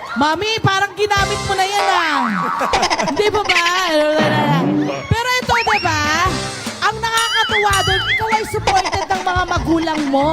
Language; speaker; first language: Filipino; native; Filipino